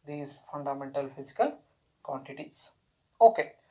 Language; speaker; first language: English; non-native, local second language; Kannada